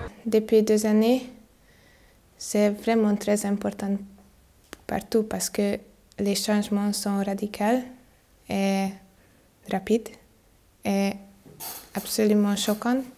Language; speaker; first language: French; non-native, learner; Hungarian